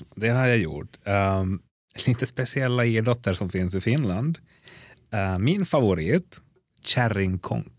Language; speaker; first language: Swedish; native; Swedish